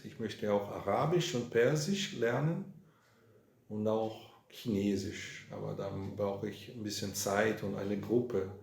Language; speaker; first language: German; non-native, fluent; Portuguese